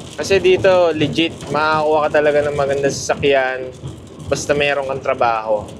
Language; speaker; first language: Filipino; native; Filipino